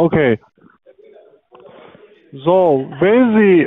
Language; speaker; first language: German; non-native, learner; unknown